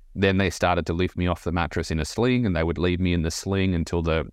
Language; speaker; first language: English; native; English